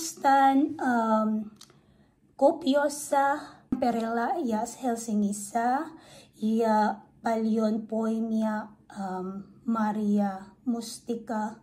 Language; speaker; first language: Finnish; non-native, learner; Filipino